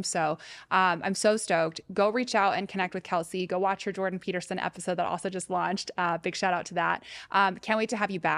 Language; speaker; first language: English; native; English